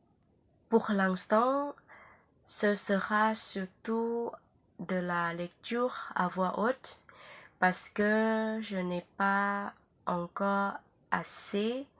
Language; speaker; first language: French; non-native, learner; Thai